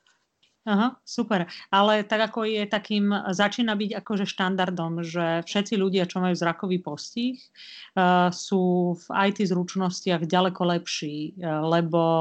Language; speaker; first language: Slovak; native; Slovak